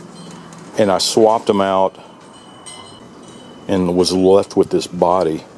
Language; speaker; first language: English; native; English